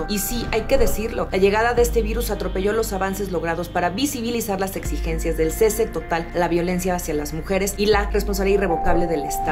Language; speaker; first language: Spanish; native; Spanish